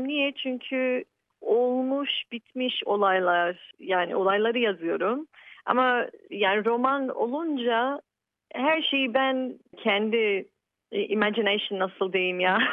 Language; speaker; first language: Turkish; early bilingual, heritage; Turkish